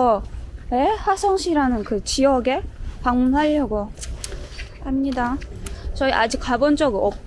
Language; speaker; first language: Korean; non-native, fluent; Turkmen